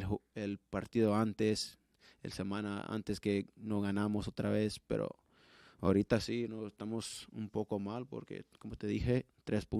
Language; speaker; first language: Spanish; early bilingual, heritage; Spanish